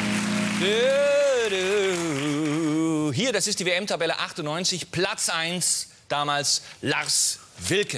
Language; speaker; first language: German; native; German